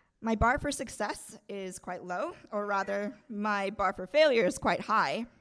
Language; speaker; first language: English; non-native, local second language; Bangla